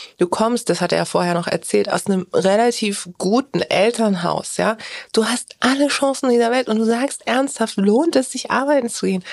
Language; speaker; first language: German; early bilingual, other home language; Turkish